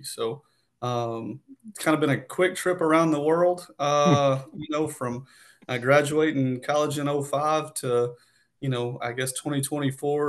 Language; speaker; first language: English; native; English